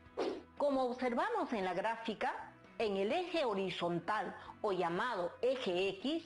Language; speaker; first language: Spanish; native; Spanish